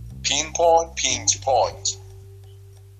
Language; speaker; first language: Japanese; non-native, learner; Persian